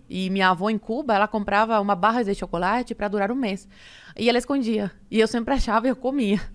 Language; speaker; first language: Portuguese; early bilingual, other home language; Spanish